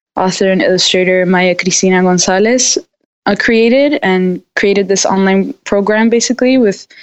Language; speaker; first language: English; native; English